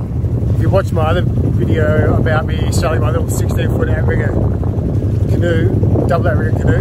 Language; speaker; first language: English; native; English